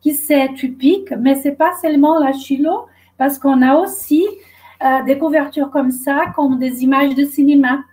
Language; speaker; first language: French; non-native, fluent; Portuguese